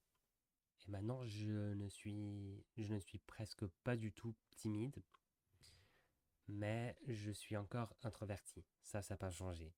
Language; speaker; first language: French; non-native, fluent; English